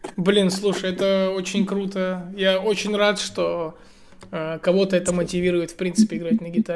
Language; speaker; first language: Russian; native; Russian